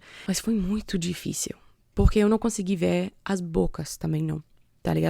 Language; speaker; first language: Portuguese; non-native, fluent; English